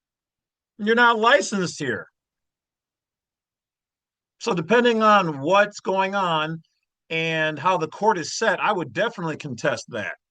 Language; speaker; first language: English; native; English